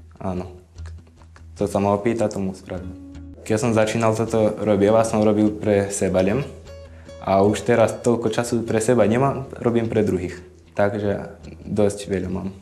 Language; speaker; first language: Slovak; native; Slovak